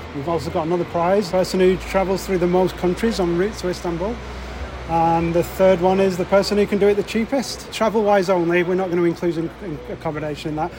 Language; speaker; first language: English; native; English